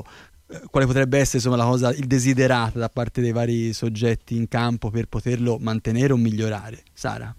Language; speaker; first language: Italian; native; Italian